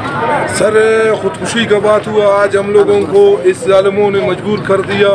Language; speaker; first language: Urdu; non-native, local second language; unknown